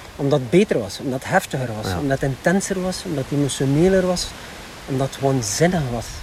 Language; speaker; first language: Dutch; native; Dutch